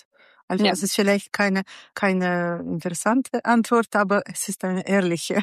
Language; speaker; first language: German; non-native, fluent; Russian